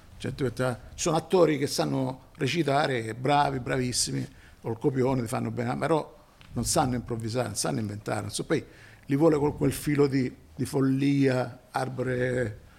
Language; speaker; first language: Italian; native; Italian